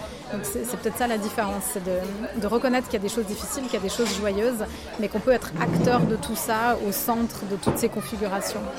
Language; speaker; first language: French; native; French